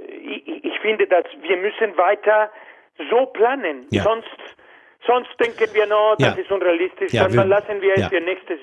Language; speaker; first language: German; non-native, learner; Spanish